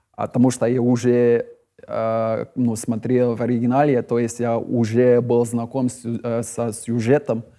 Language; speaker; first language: Russian; non-native, fluent; English